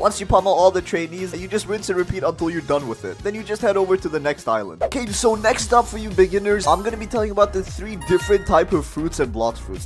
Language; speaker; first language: English; native; English